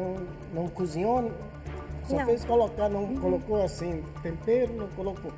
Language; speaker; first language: Portuguese; non-native, fluent; Japanese